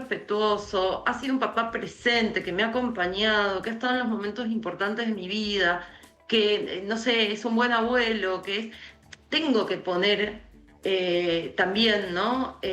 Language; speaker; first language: Spanish; native; Spanish